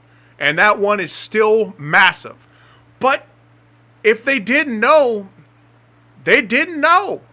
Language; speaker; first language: English; native; English